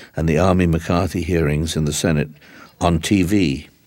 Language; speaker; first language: English; native; English